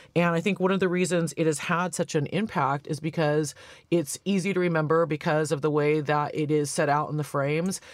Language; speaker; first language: English; native; English